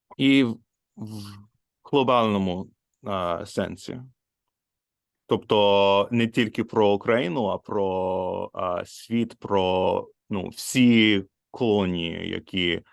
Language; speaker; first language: Ukrainian; non-native, learner; English